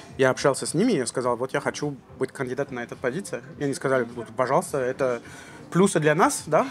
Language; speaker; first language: Russian; non-native, learner; French